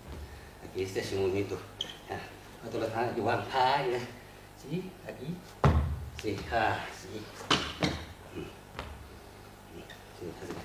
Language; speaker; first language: Spanish; non-native, learner; Chinese